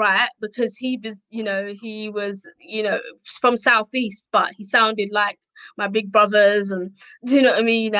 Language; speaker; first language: English; native; English